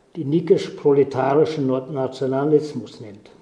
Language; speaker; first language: German; native; German